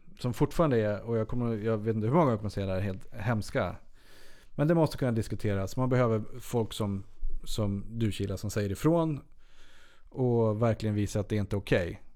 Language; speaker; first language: Swedish; native; Swedish